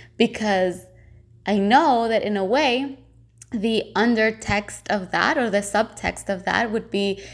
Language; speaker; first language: English; non-native, fluent; Spanish